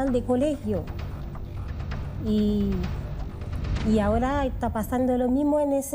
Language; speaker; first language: Spanish; non-native, learner; Haitian Creole